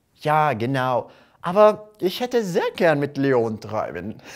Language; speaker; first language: German; non-native, fluent; Portuguese